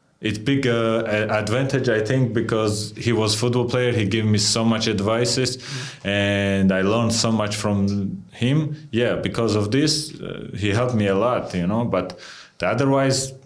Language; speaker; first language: English; non-native, fluent; Georgian